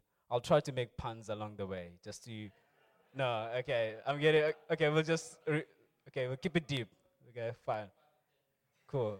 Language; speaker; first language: English; non-native, local second language; Tswana